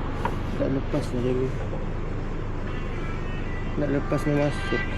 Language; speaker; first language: Malay; native; Malay